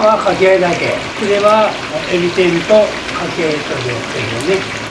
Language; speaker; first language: Japanese; native; Japanese